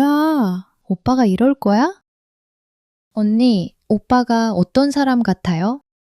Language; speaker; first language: Korean; early bilingual, heritage; English